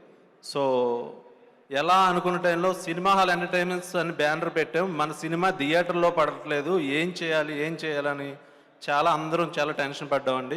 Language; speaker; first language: Telugu; native; Telugu